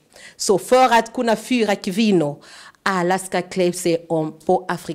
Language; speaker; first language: Swedish; non-native, fluent; Lingala